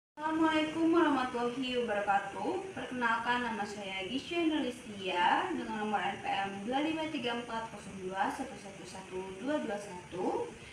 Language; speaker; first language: Indonesian; native; Indonesian